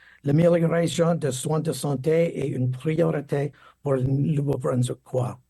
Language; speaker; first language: French; non-native, learner; English